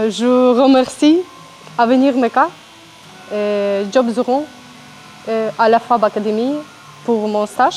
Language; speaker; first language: French; non-native, learner; Ukrainian